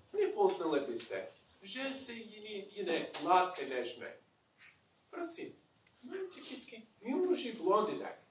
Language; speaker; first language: Czech; non-native, learner; English